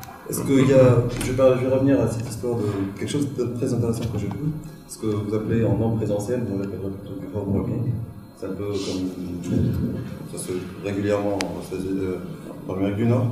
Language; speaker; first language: French; non-native, local second language; Arabic